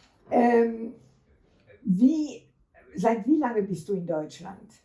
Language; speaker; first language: German; non-native, fluent; French